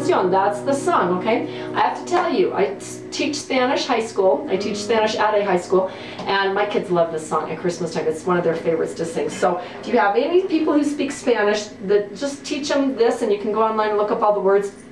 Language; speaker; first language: English; native; English